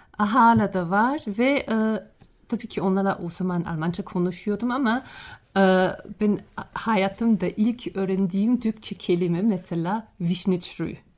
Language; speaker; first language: Turkish; non-native, fluent; German